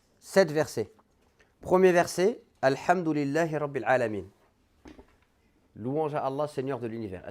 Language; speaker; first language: French; native; French